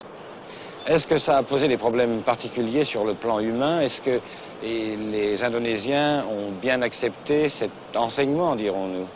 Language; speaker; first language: French; native; French